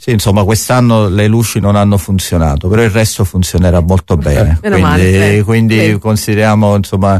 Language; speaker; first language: Italian; native; Italian